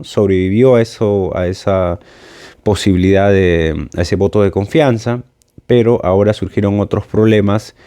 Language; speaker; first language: Spanish; native; Spanish